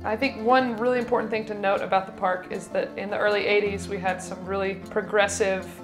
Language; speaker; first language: English; native; English